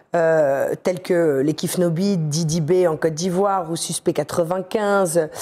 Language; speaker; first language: French; native; French